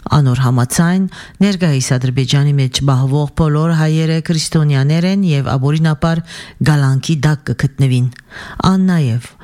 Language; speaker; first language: Armenian; early bilingual, heritage; Armenian